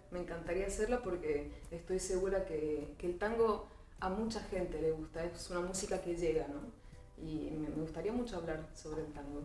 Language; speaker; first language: Spanish; early bilingual, heritage; Spanish